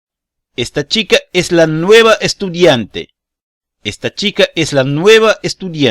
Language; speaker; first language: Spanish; non-native, learner; Portuguese